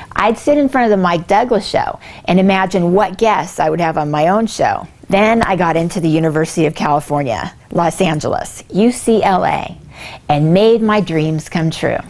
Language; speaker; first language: English; native; English